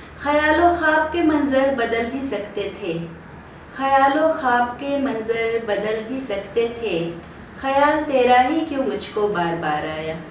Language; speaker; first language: Hindi; native; Hindi